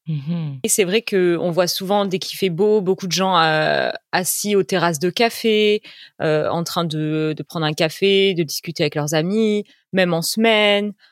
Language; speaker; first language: French; native; French